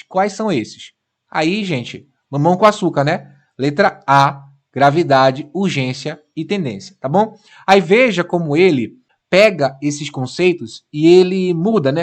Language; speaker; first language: Portuguese; native; Portuguese